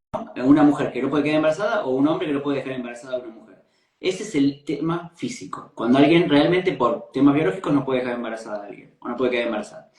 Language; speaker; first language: Spanish; native; Spanish